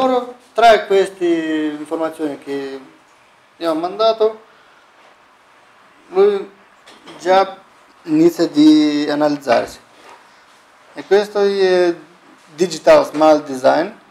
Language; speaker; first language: Italian; non-native, learner; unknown